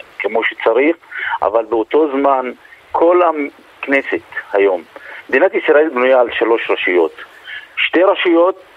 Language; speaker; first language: Hebrew; non-native, local second language; Arabic